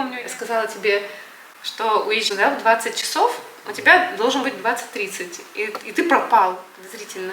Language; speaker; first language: Russian; native; Russian